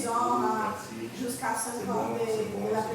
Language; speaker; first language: French; non-native, learner; Portuguese